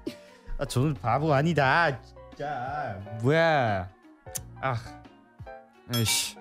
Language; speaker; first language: Korean; non-native, learner; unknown